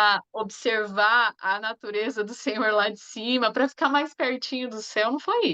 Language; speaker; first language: Portuguese; native; Portuguese